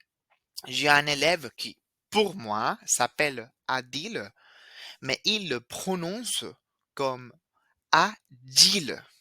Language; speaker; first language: French; non-native, fluent; Spanish